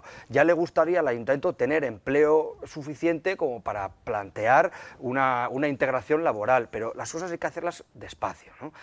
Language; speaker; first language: Spanish; native; Spanish